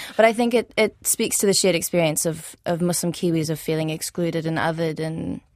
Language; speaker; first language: English; early bilingual, other home language; Arabic